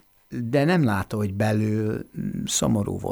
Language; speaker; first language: Hungarian; non-native, fluent; English